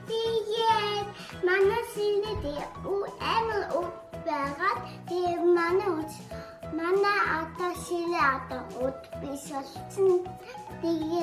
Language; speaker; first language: Mongolian; early bilingual, heritage; Mongolian